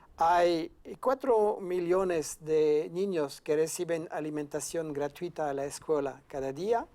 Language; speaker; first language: Spanish; non-native, fluent; French